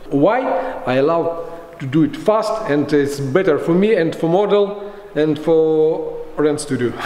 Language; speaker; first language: English; non-native, fluent; Russian